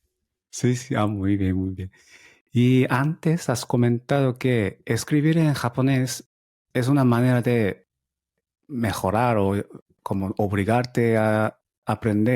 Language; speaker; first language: Spanish; non-native, learner; Japanese